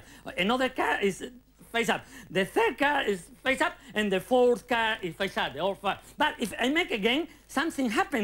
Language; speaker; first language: English; non-native, learner; Spanish